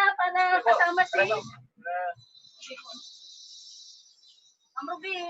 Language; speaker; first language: Filipino; native; Filipino